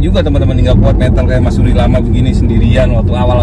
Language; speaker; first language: Indonesian; native; Indonesian